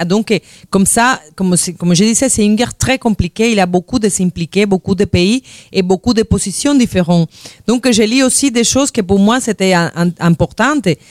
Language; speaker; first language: French; non-native, fluent; Spanish